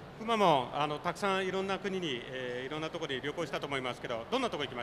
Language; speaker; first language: Japanese; non-native, fluent; French